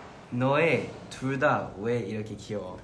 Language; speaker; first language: Korean; early bilingual, heritage; Korean